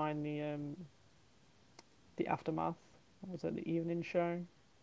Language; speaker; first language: English; native; English